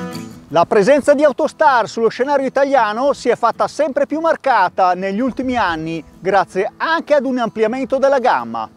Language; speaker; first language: Italian; native; Italian